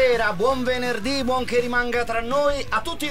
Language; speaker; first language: Italian; native; Italian